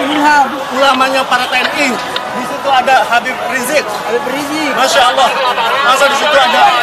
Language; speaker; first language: Indonesian; native; Indonesian